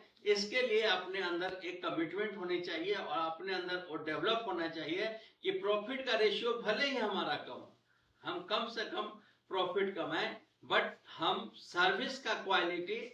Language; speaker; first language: Hindi; native; Hindi